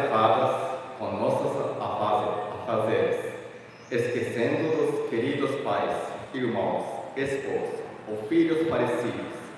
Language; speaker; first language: Portuguese; non-native, fluent; Japanese